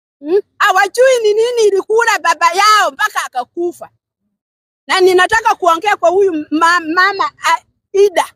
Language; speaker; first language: Swahili; non-native, local second language; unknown